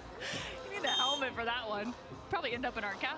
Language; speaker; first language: English; native; English